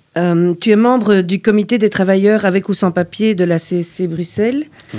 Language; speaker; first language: French; native; French